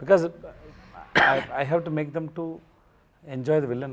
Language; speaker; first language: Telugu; non-native, learner; Tamil